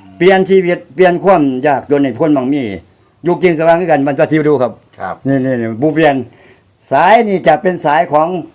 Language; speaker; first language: Thai; native; Thai